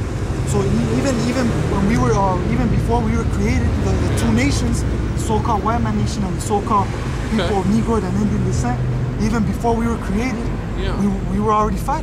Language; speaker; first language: English; native; English